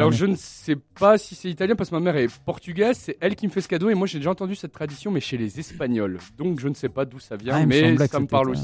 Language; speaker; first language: French; native; French